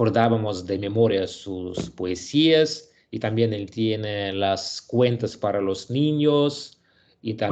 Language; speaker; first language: Spanish; non-native, learner; Russian